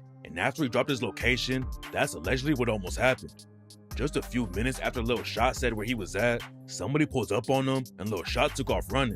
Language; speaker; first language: English; native; English